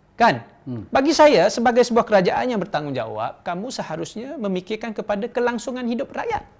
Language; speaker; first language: Malay; non-native, local second language; Chinese